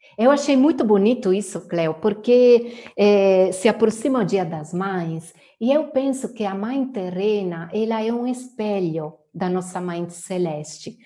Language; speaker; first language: Portuguese; non-native, fluent; Italian